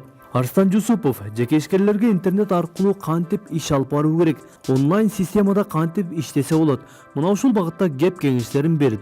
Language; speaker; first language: Kyrgyz; native; Kyrgyz